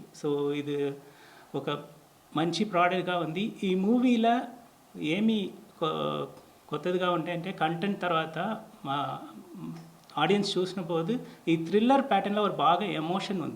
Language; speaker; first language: Telugu; non-native, learner; Tamil